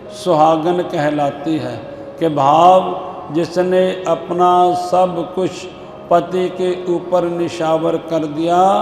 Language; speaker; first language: Hindi; non-native, local second language; Punjabi